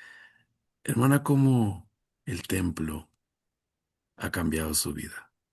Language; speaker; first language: Spanish; native; Spanish